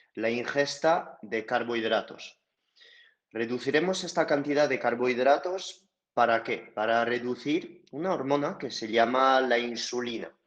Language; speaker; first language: Spanish; non-native, fluent; French